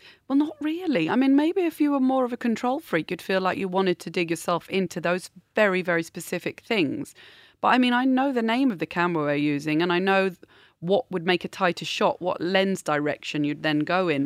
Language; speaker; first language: English; native; English